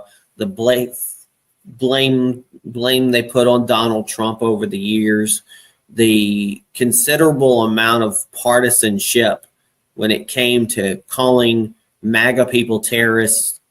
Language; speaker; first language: English; native; English